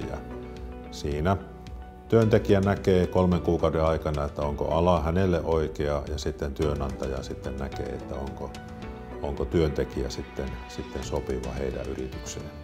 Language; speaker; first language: Finnish; native; Finnish